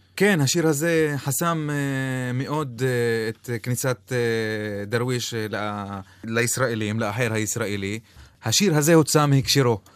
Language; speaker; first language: Hebrew; non-native, local second language; Arabic